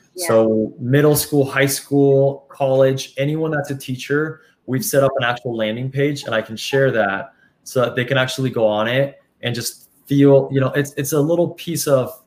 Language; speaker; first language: English; early bilingual, other home language; Spanish